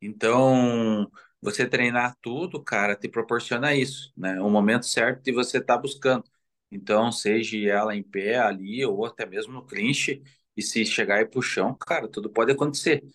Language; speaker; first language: Portuguese; native; Portuguese